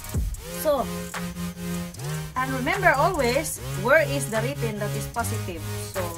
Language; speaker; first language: English; non-native, learner; Filipino